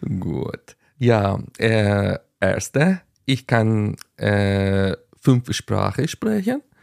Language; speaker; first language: German; non-native, fluent; Azerbaijani